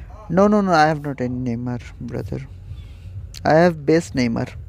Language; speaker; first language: Hindi; non-native, local second language; Bangla